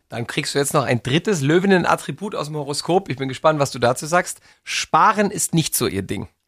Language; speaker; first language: German; native; German